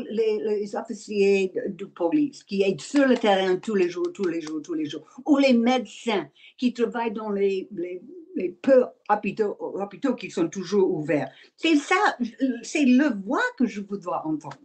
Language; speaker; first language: French; non-native, learner; English